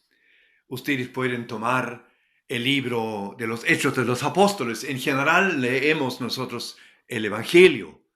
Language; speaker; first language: Spanish; non-native, fluent; German